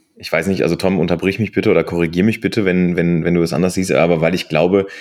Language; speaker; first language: German; non-native, fluent; Polish